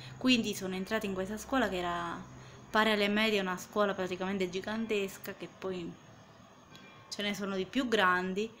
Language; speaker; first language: Italian; native; Italian